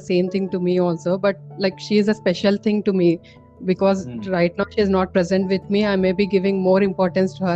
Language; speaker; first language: English; non-native, local second language; Telugu